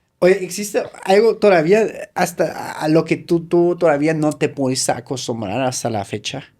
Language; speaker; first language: Spanish; non-native, fluent; German